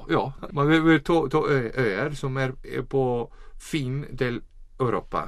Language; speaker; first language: Swedish; non-native, learner; Icelandic